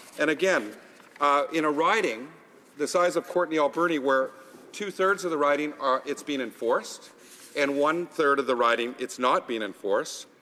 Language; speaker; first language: English; native; English